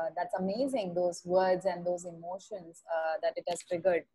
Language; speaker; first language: English; non-native, local second language; Tamil